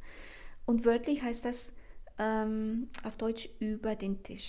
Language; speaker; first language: German; non-native, fluent; Spanish